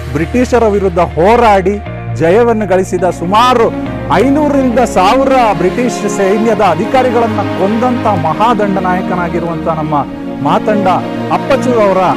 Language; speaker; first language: Kannada; non-native, local second language; Kodava